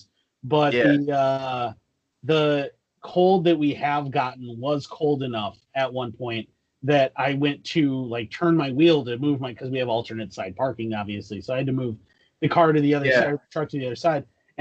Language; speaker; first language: English; native; English